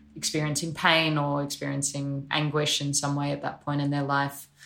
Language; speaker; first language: English; non-native, local second language; Polish